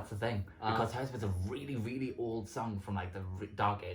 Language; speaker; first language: English; native; English